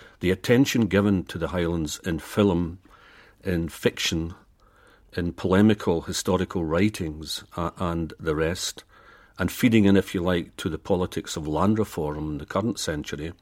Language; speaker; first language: English; native; English